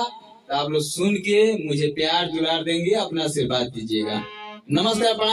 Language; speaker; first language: Hindi; non-native, local second language; Bhojpuri